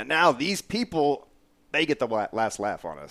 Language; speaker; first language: English; native; English